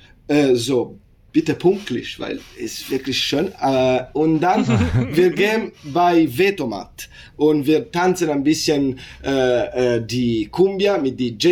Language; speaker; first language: German; non-native, learner; Italian